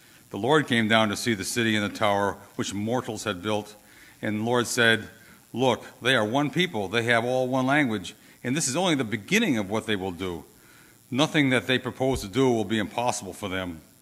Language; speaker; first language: English; native; English